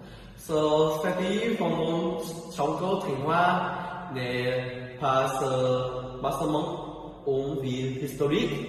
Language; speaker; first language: French; non-native, learner; Vietnamese